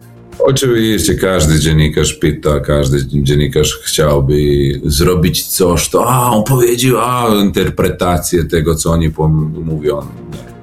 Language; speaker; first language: Polish; non-native, fluent; Serbian